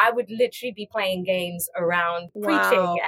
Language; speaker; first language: English; native; English